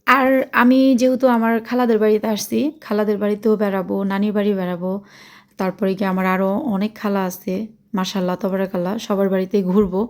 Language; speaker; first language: Bangla; early bilingual, heritage; Bangla